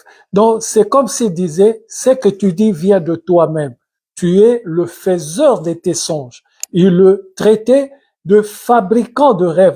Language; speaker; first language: French; non-native, local second language; Lingala